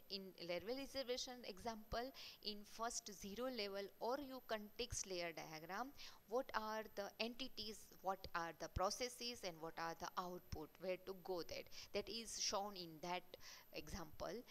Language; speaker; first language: English; non-native, local second language; Gujarati